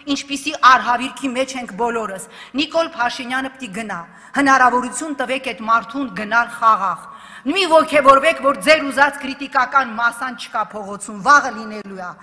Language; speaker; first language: Armenian; native; Armenian